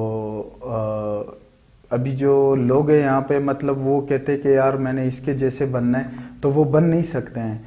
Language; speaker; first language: Urdu; non-native, local second language; Pashto